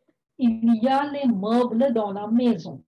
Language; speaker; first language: French; non-native, fluent; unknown